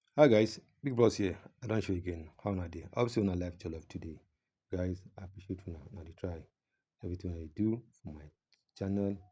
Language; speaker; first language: Nigerian Pidgin; non-native, local second language; Yoruba